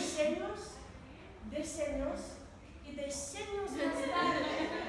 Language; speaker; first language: Spanish; non-native, learner; English